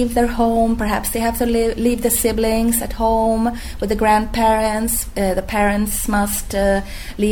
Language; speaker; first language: English; non-native, fluent; Swedish